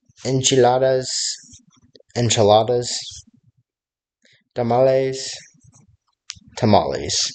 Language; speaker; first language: Spanish; non-native, learner; English